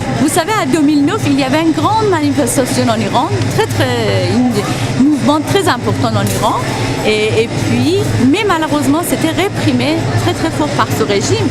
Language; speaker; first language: French; non-native, fluent; Persian